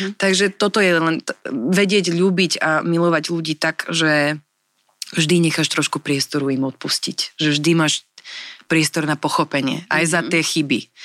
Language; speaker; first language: Slovak; early bilingual, other home language; English